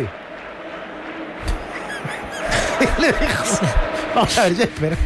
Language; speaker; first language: Spanish; native; Spanish